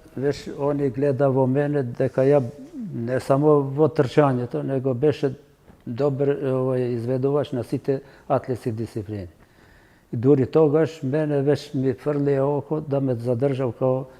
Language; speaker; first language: Macedonian; native; Macedonian